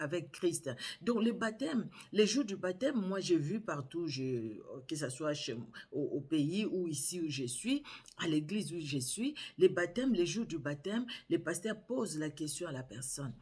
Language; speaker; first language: French; non-native, local second language; Lingala